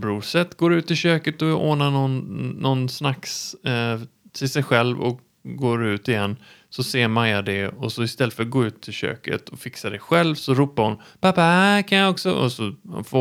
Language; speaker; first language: Swedish; native; Swedish